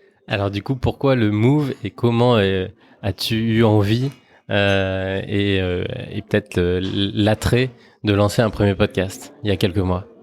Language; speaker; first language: French; native; French